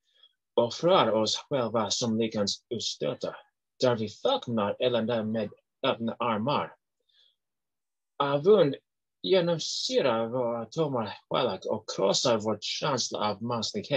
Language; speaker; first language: Swedish; non-native, learner; English